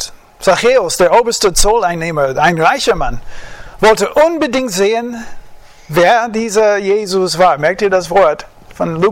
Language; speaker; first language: German; non-native, fluent; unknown